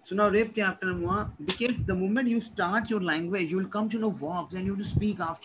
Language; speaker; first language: English; non-native, local second language; Hindi